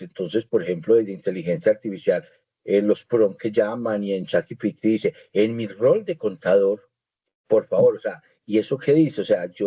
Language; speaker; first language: Spanish; native; Spanish